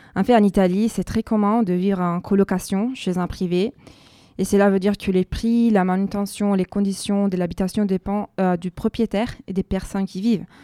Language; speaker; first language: French; non-native, fluent; Italian